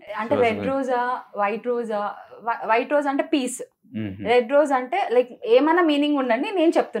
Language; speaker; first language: Telugu; native; Telugu